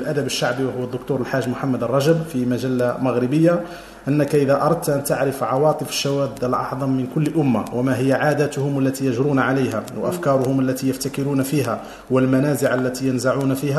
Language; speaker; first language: Arabic; native; Arabic